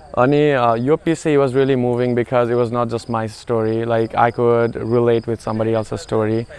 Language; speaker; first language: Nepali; native; Nepali